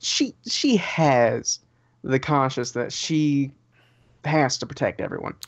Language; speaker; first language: English; native; English